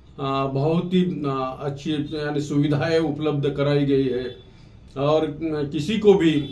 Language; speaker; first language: Hindi; non-native, local second language; Marathi